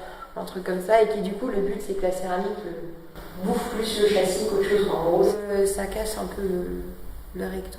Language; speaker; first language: French; native; French